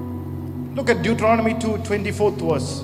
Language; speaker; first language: English; non-native, local second language; Malayalam